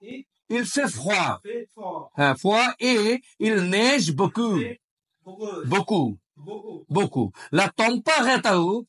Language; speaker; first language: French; non-native, learner; Bangla